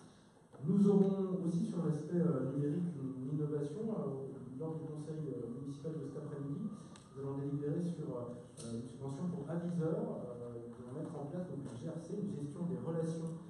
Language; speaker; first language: French; native; French